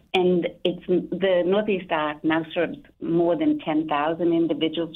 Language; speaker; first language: English; native; English